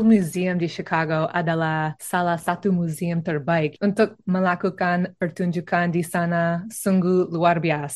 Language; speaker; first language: Indonesian; non-native, fluent; English